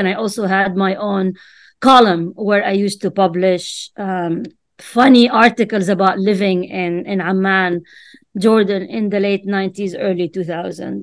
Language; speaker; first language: English; non-native, fluent; Arabic